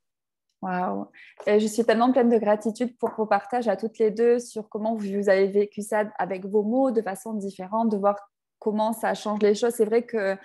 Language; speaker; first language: French; native; French